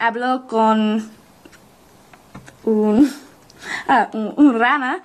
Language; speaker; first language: Spanish; non-native, learner; English